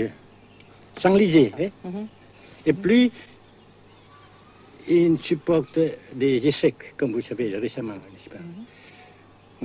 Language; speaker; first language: French; non-native, fluent; Vietnamese